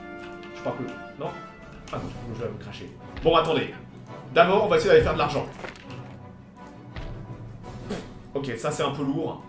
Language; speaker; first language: French; native; French